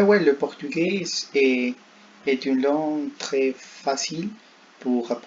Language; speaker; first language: French; non-native, learner; Spanish